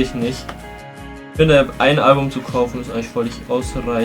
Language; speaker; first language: German; native; German